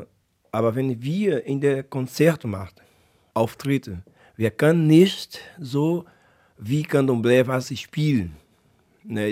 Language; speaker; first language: German; non-native, learner; Portuguese